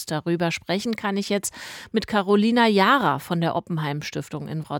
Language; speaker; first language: German; native; German